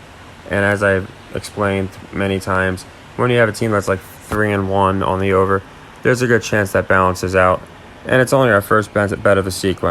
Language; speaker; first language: English; native; English